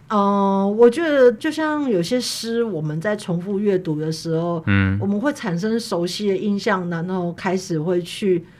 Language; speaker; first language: Chinese; native; Chinese